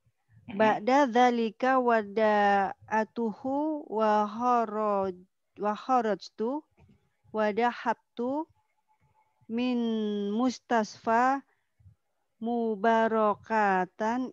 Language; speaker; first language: Arabic; non-native, learner; Indonesian